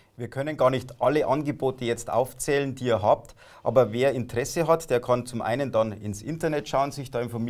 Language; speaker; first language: German; native; German